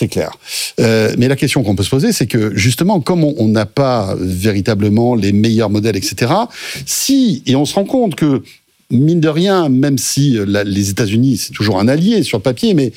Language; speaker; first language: French; native; French